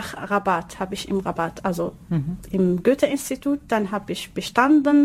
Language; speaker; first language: German; non-native, learner; Arabic